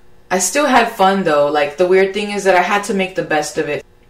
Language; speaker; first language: English; early bilingual, other home language; Spanish